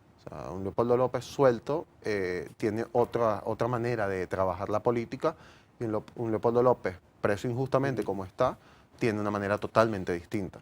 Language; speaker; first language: Spanish; native; Spanish